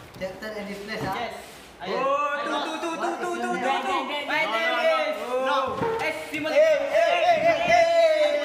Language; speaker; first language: English; non-native, learner; Malay